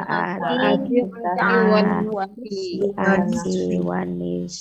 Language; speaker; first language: Arabic; non-native, learner; Indonesian